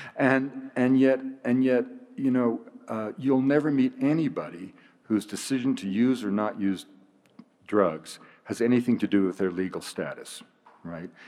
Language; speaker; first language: English; native; English